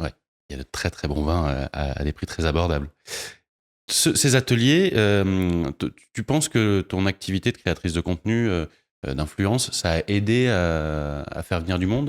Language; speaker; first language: French; native; French